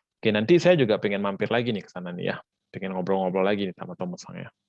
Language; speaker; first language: Indonesian; native; Indonesian